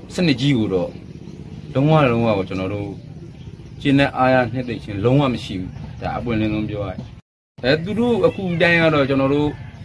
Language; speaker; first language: Burmese; native; Burmese